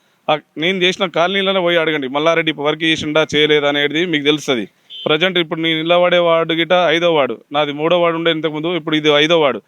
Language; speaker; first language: Telugu; native; Telugu